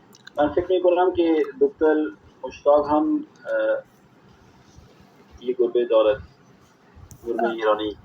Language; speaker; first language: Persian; non-native, learner; Urdu